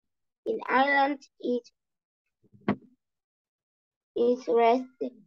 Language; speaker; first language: English; non-native, learner; Vietnamese